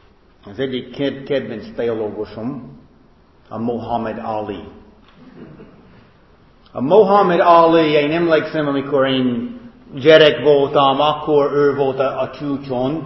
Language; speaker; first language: Hungarian; non-native, fluent; English